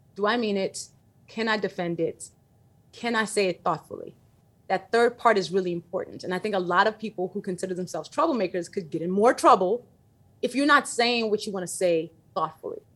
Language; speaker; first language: English; early bilingual, other home language; Yoruba